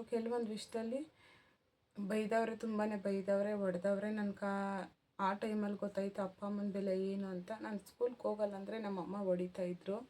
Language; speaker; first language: Kannada; non-native, local second language; Telugu